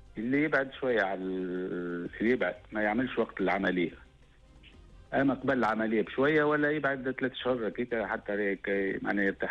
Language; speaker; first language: Arabic; native; Arabic